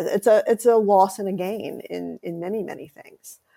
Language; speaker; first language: English; native; English